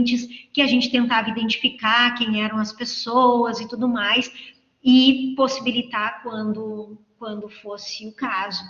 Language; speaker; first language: Portuguese; native; Portuguese